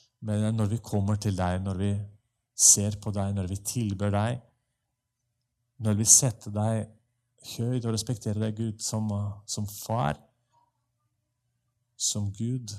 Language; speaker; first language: Norwegian; non-native, fluent; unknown